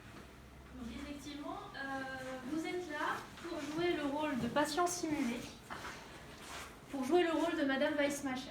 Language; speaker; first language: French; native; French